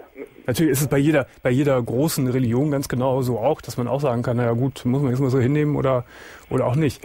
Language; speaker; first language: German; native; German